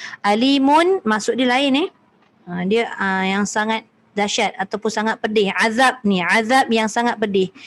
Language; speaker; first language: Malay; native; Malay